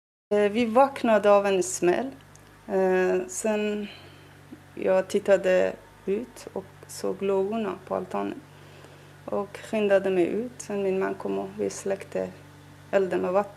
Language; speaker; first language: Swedish; non-native, fluent; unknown